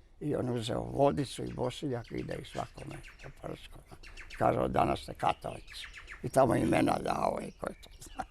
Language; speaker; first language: Bosnian; native; Bosnian